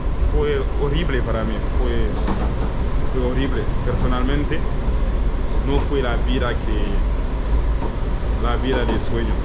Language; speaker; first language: Spanish; non-native, learner; French